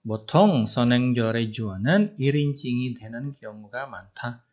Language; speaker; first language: Korean; non-native, fluent; Indonesian